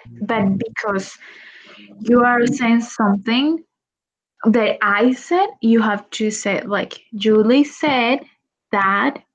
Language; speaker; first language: English; non-native, fluent; Spanish